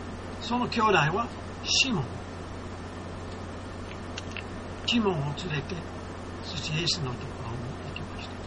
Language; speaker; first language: Japanese; non-native, fluent; English